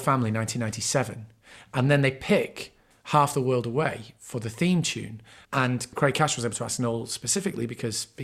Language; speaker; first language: English; native; English